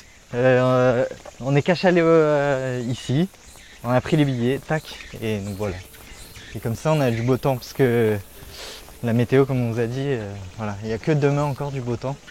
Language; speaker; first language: French; native; French